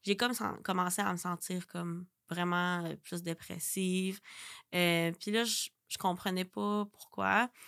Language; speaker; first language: French; native; French